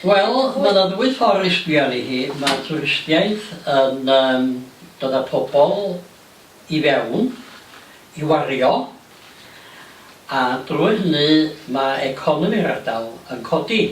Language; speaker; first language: Welsh; native; Welsh